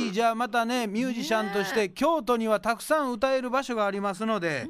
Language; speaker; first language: Japanese; native; Japanese